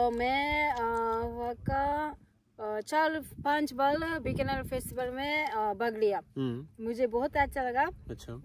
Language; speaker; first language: Hindi; non-native, learner; Japanese